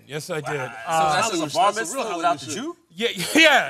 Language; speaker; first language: English; native; English